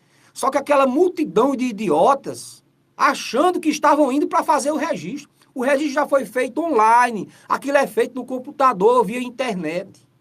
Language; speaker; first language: Portuguese; native; Portuguese